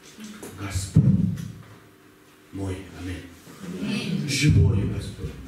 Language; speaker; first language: Russian; non-native, learner; Korean